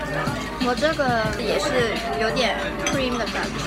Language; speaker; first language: Chinese; non-native, local second language; Cantonese